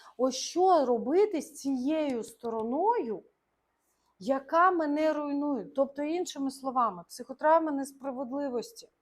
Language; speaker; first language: Ukrainian; non-native, local second language; Russian